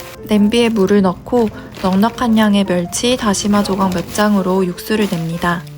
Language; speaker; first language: Korean; native; Korean